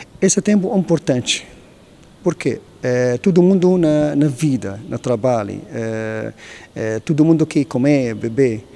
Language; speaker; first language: Portuguese; non-native, learner; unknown